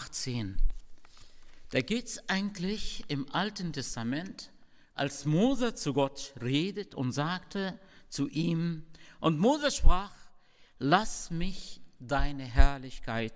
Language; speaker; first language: German; non-native, fluent; Arabic